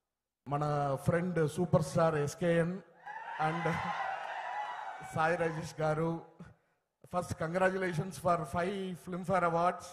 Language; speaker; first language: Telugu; non-native, learner; Tamil